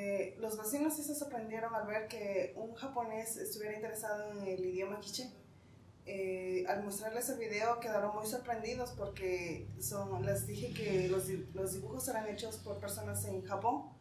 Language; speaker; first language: Spanish; non-native, local second language; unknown